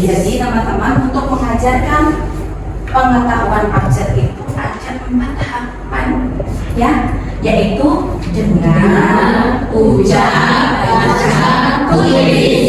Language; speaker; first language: Indonesian; native; Indonesian